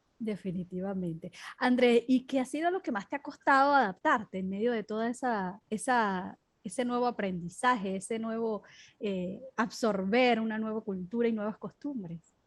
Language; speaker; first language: Spanish; native; Spanish